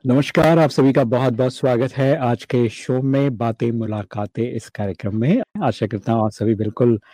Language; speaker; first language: Hindi; native; Hindi